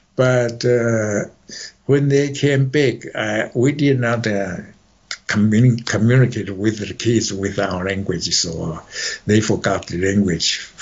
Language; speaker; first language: English; non-native, fluent; Chinese